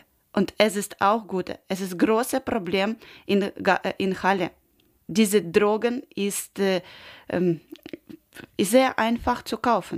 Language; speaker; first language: German; non-native, learner; Ukrainian